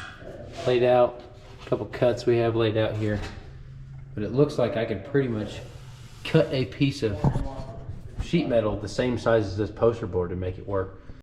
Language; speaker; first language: English; native; English